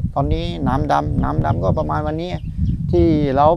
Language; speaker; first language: Thai; non-native, fluent; Malay